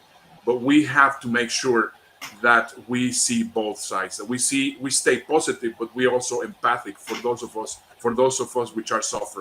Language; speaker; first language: English; non-native, fluent; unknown